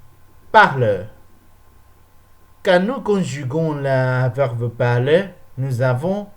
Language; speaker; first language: French; non-native, learner; Spanish